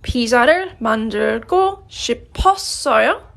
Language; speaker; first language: Korean; non-native, fluent; English